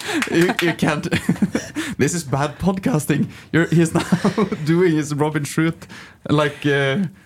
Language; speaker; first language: English; non-native, fluent; Norwegian